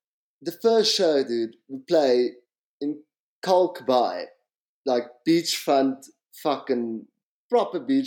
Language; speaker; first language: English; native; English